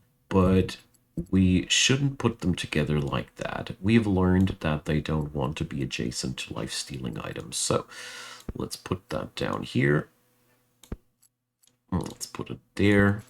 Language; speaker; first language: English; non-native, fluent; German